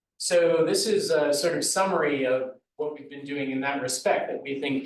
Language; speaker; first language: English; native; English